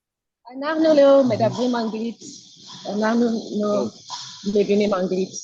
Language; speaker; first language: Hebrew; non-native, learner; English